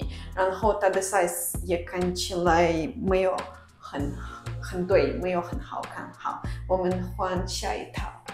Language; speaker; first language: Chinese; non-native, fluent; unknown